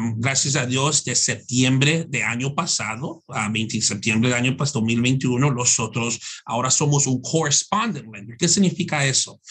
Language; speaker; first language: Spanish; early bilingual, heritage; Spanish